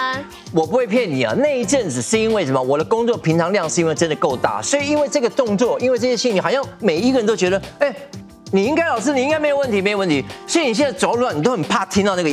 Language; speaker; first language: Chinese; native; Chinese